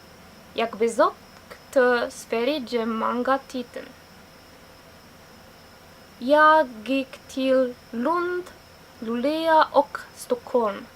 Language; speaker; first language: Swedish; non-native, learner; French